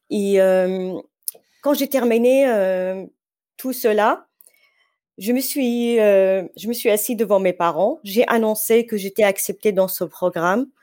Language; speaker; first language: French; non-native, fluent; Arabic